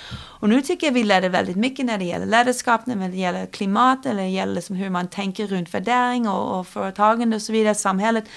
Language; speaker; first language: Swedish; non-native, fluent; English